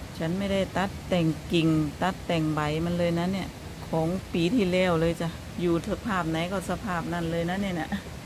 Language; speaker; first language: Thai; native; Thai